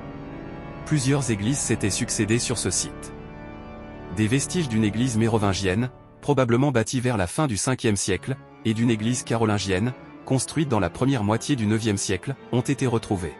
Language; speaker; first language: French; native; French